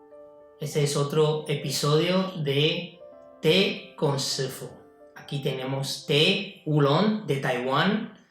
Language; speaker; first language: Spanish; non-native, fluent; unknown